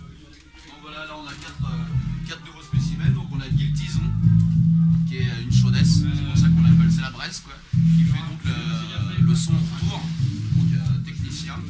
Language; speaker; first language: French; native; French